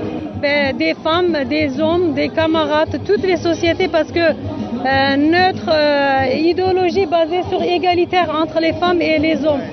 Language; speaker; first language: French; non-native, learner; Kurdish